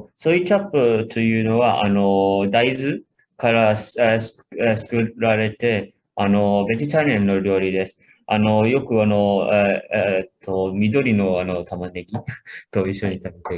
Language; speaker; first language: Japanese; non-native, fluent; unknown